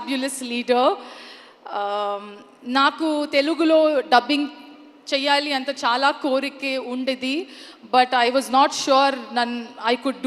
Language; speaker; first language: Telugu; non-native, learner; Kannada